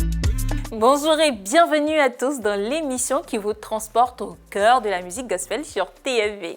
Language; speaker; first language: French; native; French